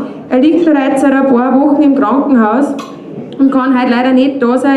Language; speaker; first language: German; native; German